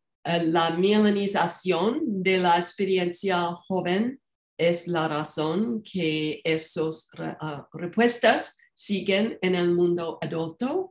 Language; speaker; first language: Spanish; non-native, fluent; English